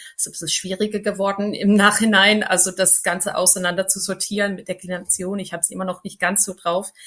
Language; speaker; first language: German; non-native, fluent; English